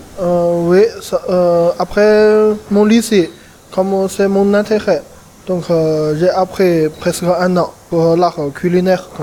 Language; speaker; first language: French; non-native, fluent; Chinese